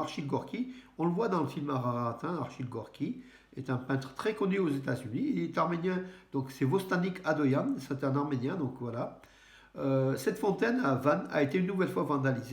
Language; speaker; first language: French; native; French